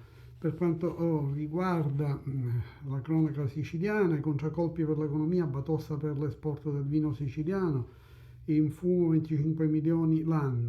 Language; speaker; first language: Italian; native; Italian